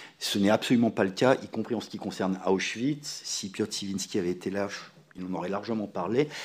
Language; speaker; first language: French; native; French